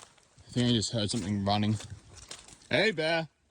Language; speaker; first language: English; native; English